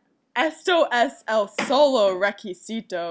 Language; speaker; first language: Spanish; non-native, learner; English